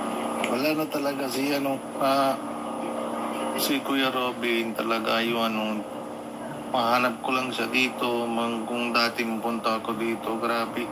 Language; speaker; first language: Filipino; non-native, learner; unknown